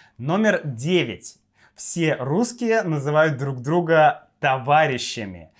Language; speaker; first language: Russian; native; Russian